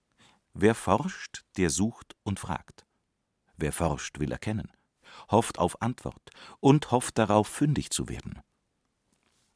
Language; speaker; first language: German; native; German